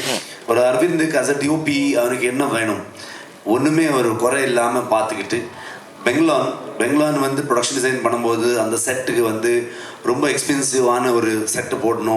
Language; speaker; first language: Tamil; non-native, local second language; Kannada